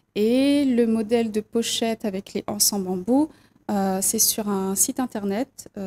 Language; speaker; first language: French; native; French